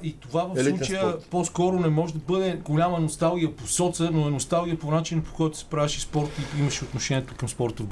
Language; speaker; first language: Bulgarian; native; Bulgarian